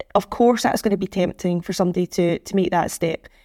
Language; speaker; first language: English; native; English